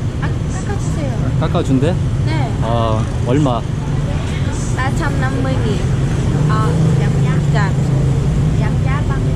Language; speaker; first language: Korean; non-native, learner; Vietnamese